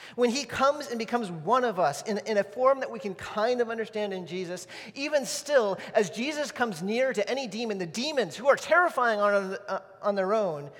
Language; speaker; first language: English; native; English